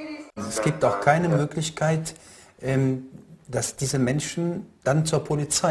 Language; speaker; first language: German; native; German